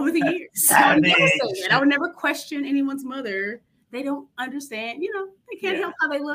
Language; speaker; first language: English; native; English